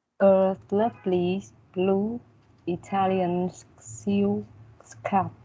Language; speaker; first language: English; non-native, learner; Vietnamese